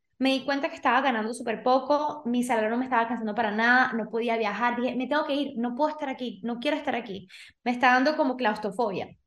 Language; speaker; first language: Spanish; early bilingual, other home language; Portuguese